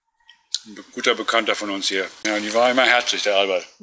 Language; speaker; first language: German; native; German